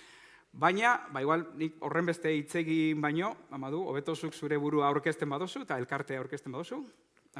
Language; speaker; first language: Basque; native; Basque